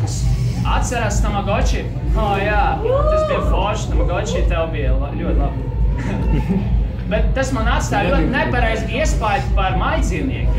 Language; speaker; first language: Latvian; non-native, local second language; Russian